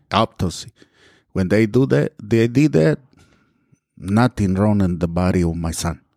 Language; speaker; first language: English; non-native, learner; Spanish